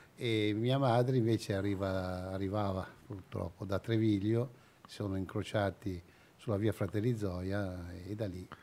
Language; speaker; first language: Italian; native; Italian